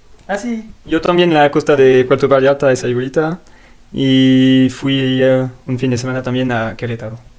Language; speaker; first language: Spanish; non-native, learner; French